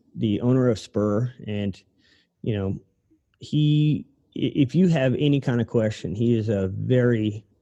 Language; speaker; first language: English; native; English